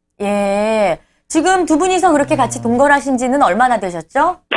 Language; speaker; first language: Korean; native; Korean